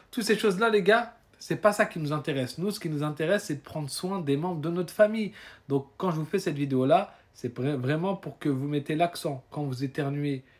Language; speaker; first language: French; native; French